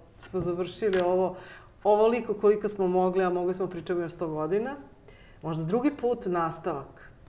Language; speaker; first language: Bosnian; native; Bosnian